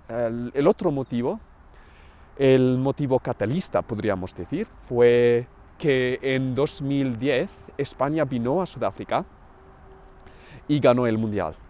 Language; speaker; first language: Spanish; non-native, fluent; English